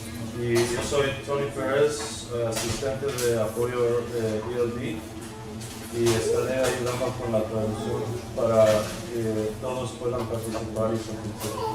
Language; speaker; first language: Spanish; early bilingual, heritage; Spanish